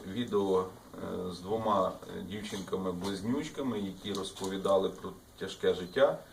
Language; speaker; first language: Ukrainian; native; Ukrainian